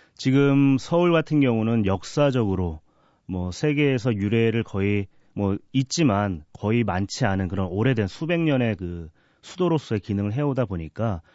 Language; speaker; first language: Korean; native; Korean